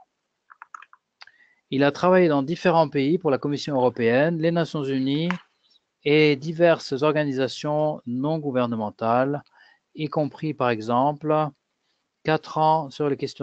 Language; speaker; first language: French; native; French